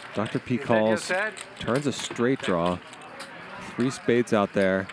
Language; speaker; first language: English; native; English